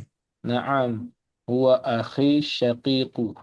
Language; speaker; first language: Arabic; non-native, learner; Indonesian